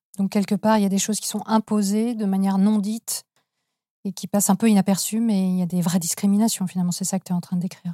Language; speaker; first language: French; native; French